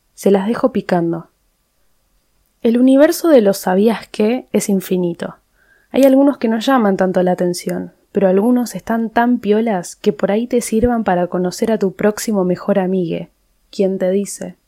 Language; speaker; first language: Spanish; native; Spanish